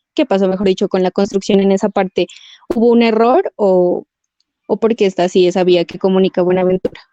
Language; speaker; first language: Spanish; native; Spanish